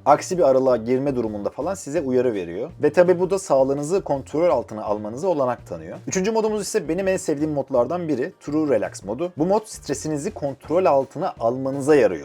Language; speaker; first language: Turkish; native; Turkish